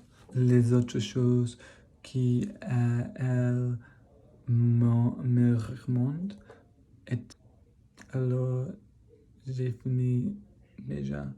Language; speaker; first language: French; non-native, learner; English